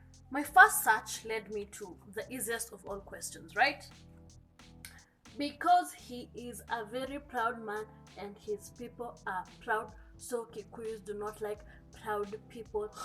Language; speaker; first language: English; non-native, local second language; Kikuyu